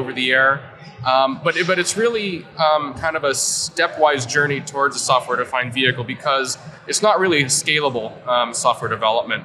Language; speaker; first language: English; native; English